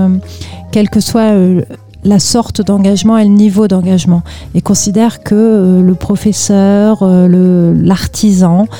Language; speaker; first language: French; native; French